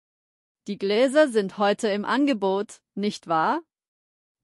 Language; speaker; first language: German; non-native, learner; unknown